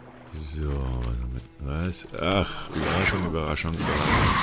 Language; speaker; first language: German; native; German